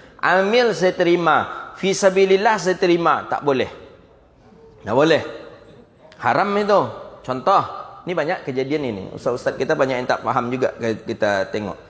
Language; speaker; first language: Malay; non-native, local second language; Minangkabau